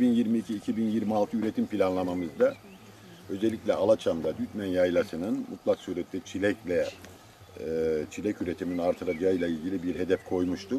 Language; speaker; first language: Turkish; native; Turkish